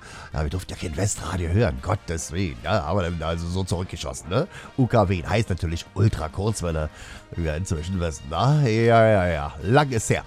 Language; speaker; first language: German; native; German